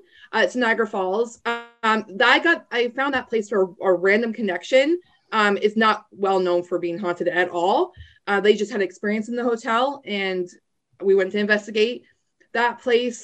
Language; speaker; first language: English; native; English